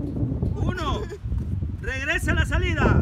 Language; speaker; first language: Spanish; native; Spanish